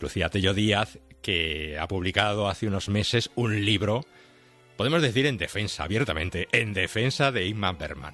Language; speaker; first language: Spanish; native; Spanish